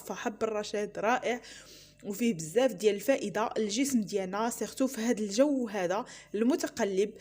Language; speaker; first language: Arabic; native; Arabic